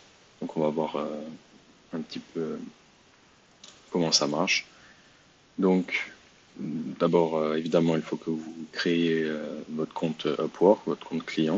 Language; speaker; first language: French; native; French